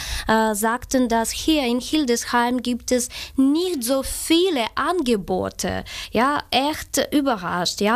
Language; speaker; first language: German; non-native, learner; Ukrainian